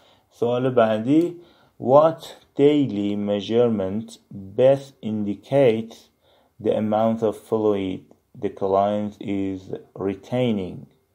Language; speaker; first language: English; non-native, fluent; Persian